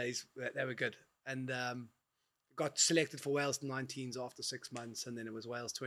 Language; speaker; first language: English; native; English